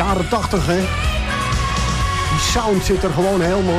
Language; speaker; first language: Dutch; native; Dutch